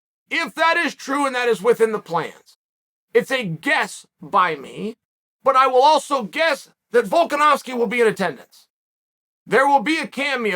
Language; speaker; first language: English; native; English